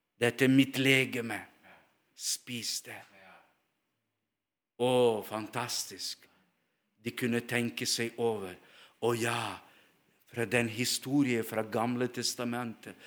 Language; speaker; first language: Norwegian; non-native, fluent; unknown